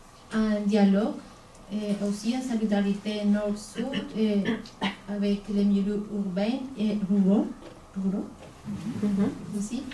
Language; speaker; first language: French; non-native, fluent; Spanish